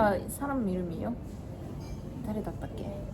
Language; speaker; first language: Korean; early bilingual, heritage; Korean